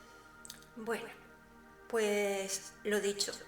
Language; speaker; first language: Spanish; native; Spanish